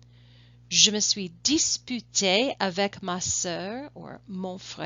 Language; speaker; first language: French; non-native, fluent; English